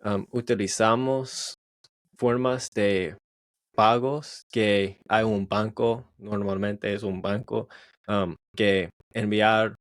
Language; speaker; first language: Spanish; non-native, learner; English